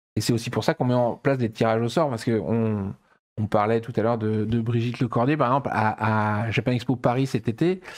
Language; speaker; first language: French; native; French